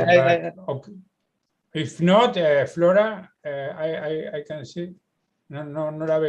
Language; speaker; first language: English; non-native, learner; Spanish